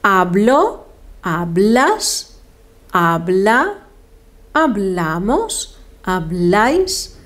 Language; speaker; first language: Spanish; non-native, fluent; Lithuanian